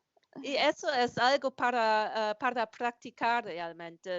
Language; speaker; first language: Spanish; non-native, learner; German